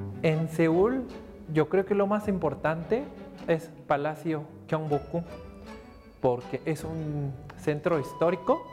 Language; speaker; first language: Spanish; non-native, fluent; Korean